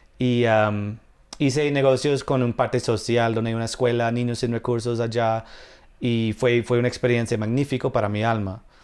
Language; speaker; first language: Spanish; non-native, fluent; English